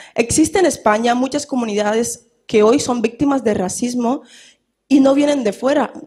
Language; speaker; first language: Spanish; native; Spanish